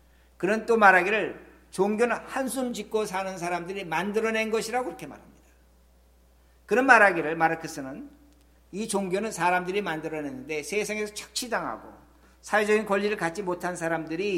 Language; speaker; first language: Korean; native; Korean